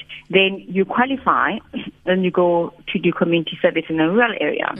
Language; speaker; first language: English; non-native, local second language; Tswana